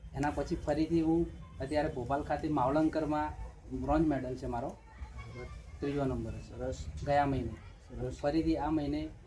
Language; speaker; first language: Gujarati; native; Gujarati